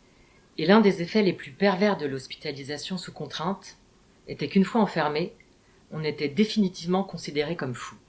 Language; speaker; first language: French; native; French